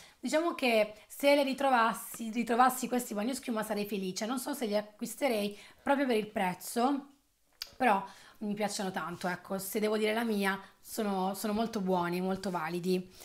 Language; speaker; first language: Italian; native; Italian